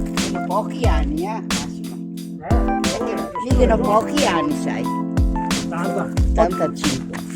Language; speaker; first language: Italian; native; Italian